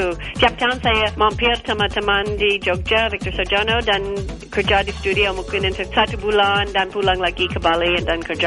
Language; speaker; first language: Indonesian; non-native, learner; English